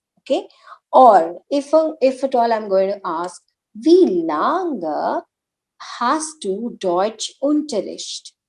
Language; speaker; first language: German; non-native, learner; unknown